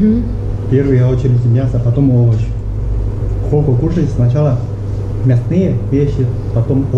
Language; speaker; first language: Russian; non-native, learner; Chinese